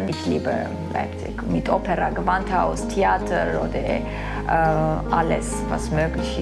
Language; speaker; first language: German; non-native, fluent; Armenian